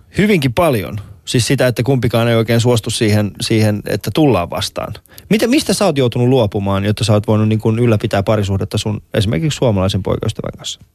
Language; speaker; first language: Finnish; early bilingual, other home language; Persian